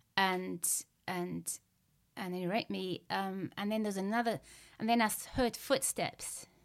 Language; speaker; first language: English; native; English